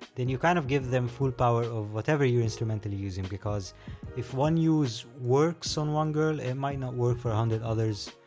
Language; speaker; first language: English; non-native, fluent; Arabic